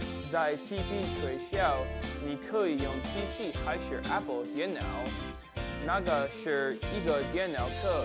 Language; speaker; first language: Chinese; non-native, learner; English